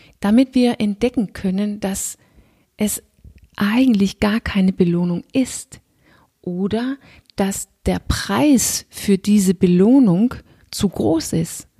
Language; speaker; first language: German; non-native, fluent; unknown